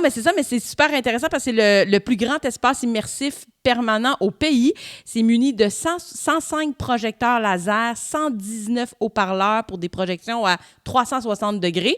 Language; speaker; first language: French; native; French